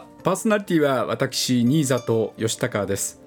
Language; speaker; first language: Japanese; native; Japanese